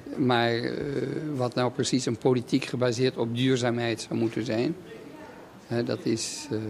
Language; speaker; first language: Dutch; native; Dutch